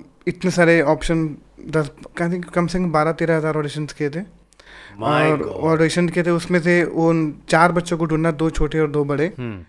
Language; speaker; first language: Hindi; native; Hindi